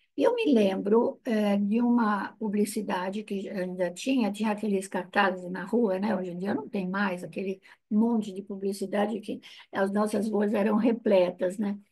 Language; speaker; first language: Portuguese; non-native, fluent; Italian